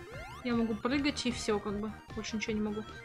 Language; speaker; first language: Russian; native; Russian